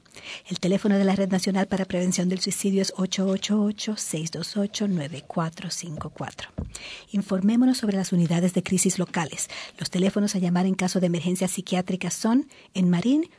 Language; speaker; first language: Spanish; native; Spanish